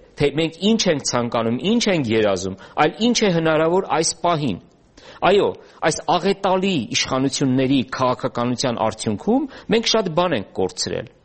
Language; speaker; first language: Armenian; native; Armenian